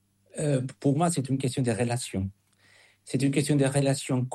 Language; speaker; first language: French; non-native, fluent; Spanish